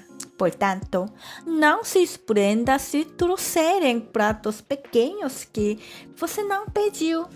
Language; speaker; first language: Portuguese; non-native, fluent; Korean